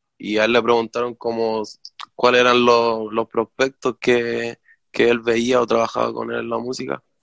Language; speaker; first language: Spanish; native; Spanish